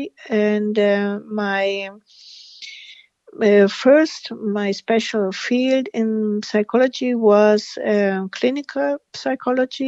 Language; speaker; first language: English; non-native, fluent; Spanish